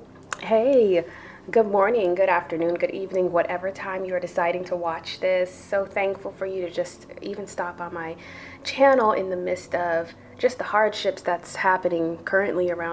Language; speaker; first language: English; native; English